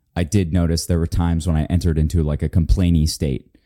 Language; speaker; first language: English; native; English